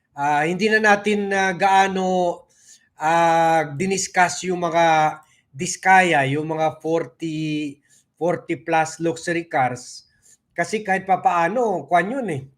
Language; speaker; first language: Filipino; non-native, local second language; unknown